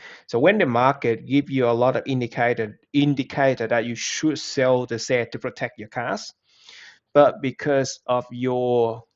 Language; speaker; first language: English; non-native, fluent; Vietnamese